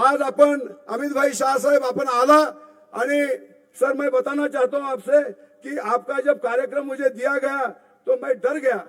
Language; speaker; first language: Hindi; non-native, local second language; Marathi